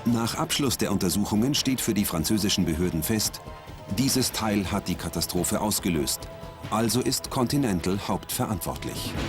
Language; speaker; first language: German; native; German